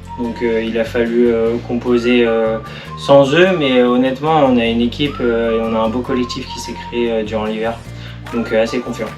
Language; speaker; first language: French; native; French